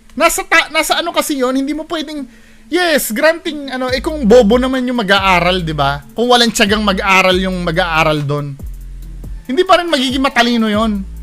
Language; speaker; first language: Filipino; native; Filipino